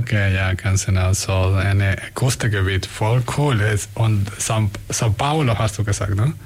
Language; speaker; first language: German; non-native, fluent; Spanish